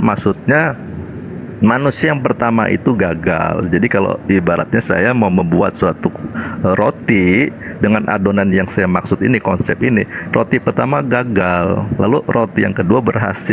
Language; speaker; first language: Indonesian; native; Indonesian